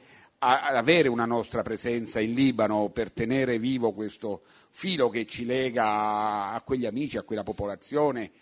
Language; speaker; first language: Italian; native; Italian